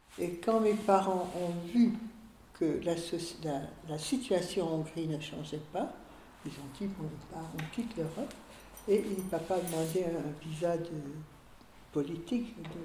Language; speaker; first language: French; early bilingual, other home language; Hungarian